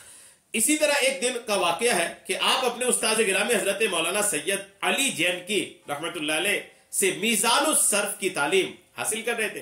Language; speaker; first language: Urdu; native; Urdu